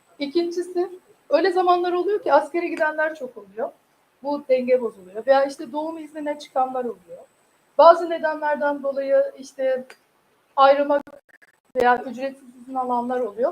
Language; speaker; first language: Turkish; native; Turkish